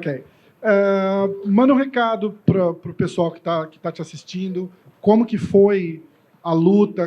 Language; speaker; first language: Portuguese; native; Portuguese